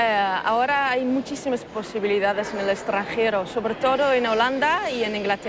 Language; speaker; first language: Spanish; non-native, fluent; Dutch